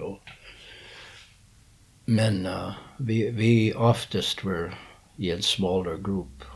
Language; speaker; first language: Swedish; non-native, learner; English